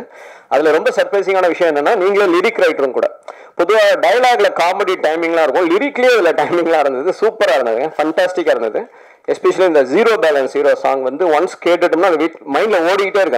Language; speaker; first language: Tamil; native; Tamil